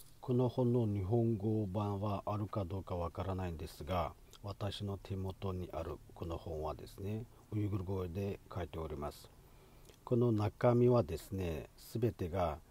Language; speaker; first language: Japanese; non-native, fluent; Uyghur